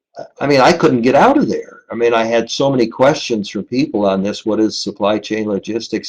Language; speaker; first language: English; native; English